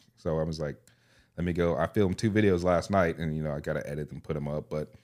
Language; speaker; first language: English; native; English